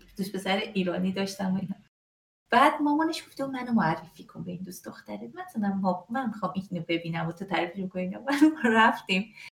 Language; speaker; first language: Persian; native; Persian